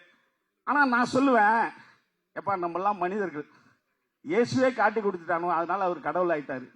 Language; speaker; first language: Tamil; native; Tamil